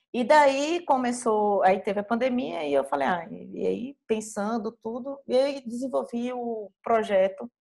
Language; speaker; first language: Portuguese; native; Portuguese